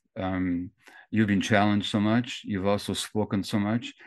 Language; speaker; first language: English; early bilingual, other home language; Hungarian